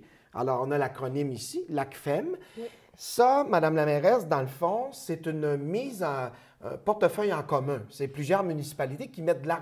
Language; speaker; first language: French; native; French